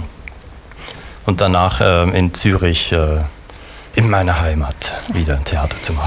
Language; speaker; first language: German; native; German